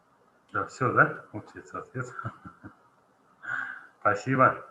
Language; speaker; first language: Russian; native; Russian